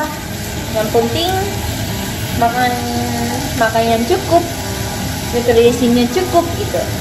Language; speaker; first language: Indonesian; non-native, learner; Japanese